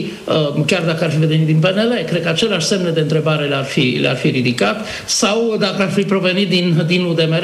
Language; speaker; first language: Romanian; native; Romanian